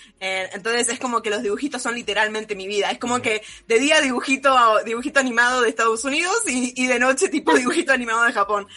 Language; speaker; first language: Spanish; native; Spanish